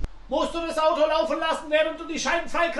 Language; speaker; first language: German; native; German